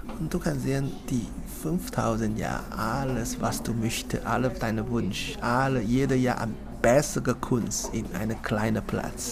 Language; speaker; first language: German; non-native, learner; Chinese